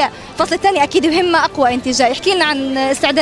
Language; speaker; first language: Arabic; native; Arabic